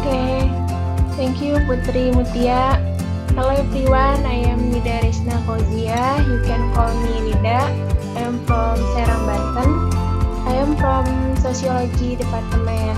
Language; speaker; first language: English; non-native, learner; Indonesian